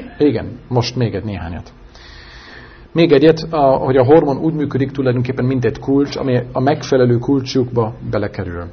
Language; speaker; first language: Hungarian; non-native, fluent; German